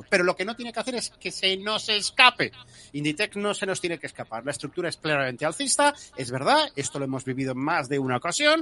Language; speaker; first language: Spanish; native; Spanish